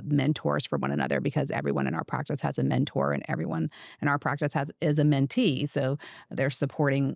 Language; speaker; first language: English; native; English